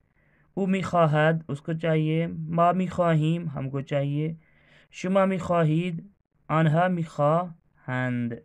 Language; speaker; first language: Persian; non-native, fluent; Urdu